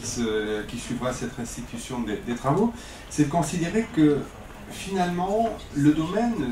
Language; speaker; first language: French; native; French